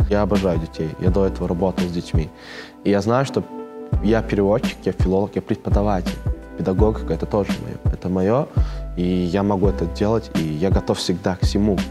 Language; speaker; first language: Russian; non-native, fluent; Turkmen